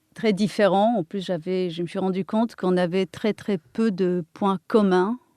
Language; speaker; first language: French; non-native, fluent; Polish